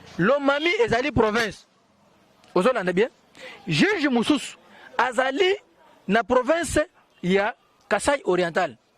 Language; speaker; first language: Lingala; native; Lingala